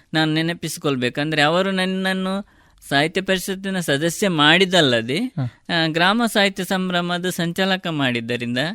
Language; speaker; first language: Kannada; non-native, local second language; Tulu